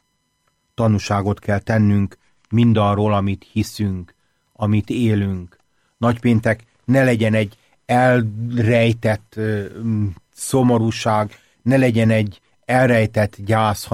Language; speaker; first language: Hungarian; native; Hungarian